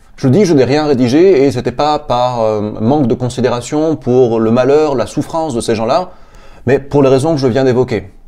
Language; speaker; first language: French; native; French